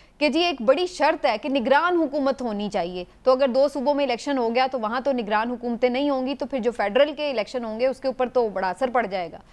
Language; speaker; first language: Urdu; native; Urdu